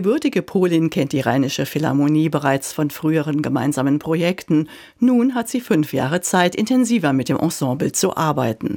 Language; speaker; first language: German; native; German